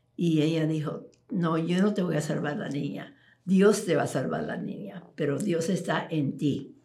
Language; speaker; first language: Spanish; early bilingual, heritage; Spanish